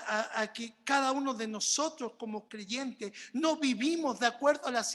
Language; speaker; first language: Spanish; native; Spanish